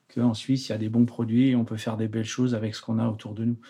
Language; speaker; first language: French; native; French